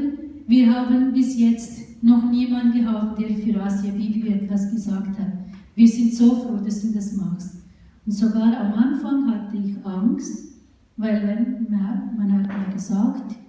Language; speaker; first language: German; non-native, fluent; Urdu